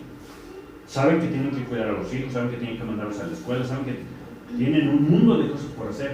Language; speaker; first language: Spanish; native; Spanish